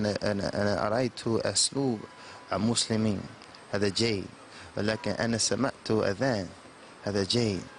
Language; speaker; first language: Arabic; non-native, learner; English